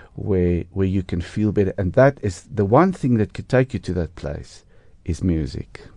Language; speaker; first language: English; non-native, local second language; Afrikaans